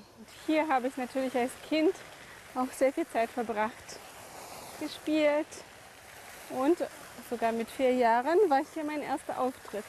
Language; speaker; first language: German; native; German